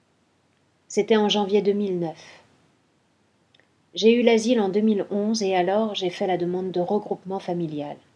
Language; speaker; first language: French; non-native, fluent; Spanish